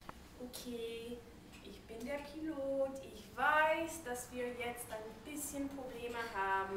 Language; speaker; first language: German; non-native, learner; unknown